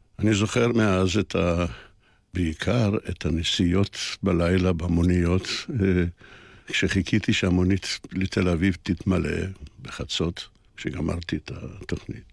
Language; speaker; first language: Hebrew; early bilingual, other home language; Polish